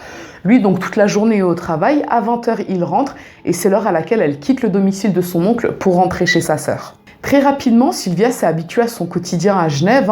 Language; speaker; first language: French; native; French